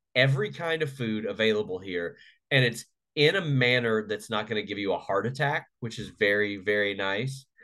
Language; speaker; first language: English; native; English